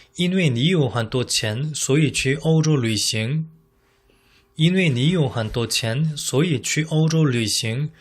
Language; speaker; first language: Chinese; non-native, fluent; Korean